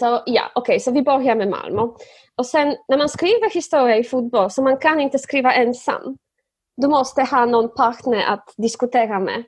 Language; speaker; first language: Swedish; non-native, fluent; Polish